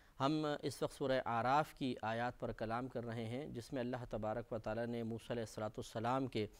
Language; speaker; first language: Urdu; native; Urdu